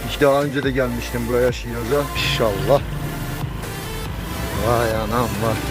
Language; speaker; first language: Turkish; non-native, fluent; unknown